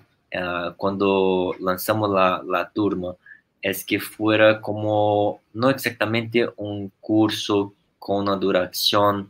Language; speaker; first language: Spanish; non-native, fluent; Portuguese